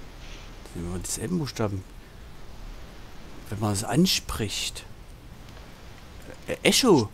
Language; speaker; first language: German; native; German